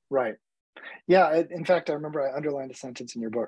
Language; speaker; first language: English; early bilingual, other home language; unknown